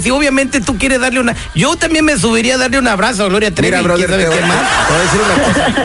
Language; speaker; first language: Spanish; native; Spanish